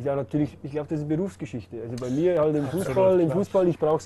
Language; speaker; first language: German; native; German